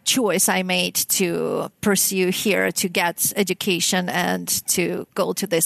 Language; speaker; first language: English; non-native, fluent; Russian